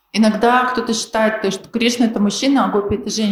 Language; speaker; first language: Russian; native; Russian